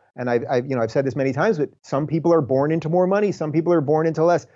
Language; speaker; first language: English; native; English